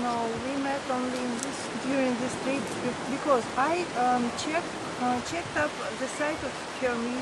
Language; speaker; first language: English; non-native, fluent; Russian